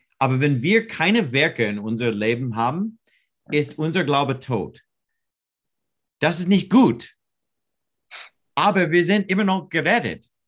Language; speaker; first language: German; non-native, learner; English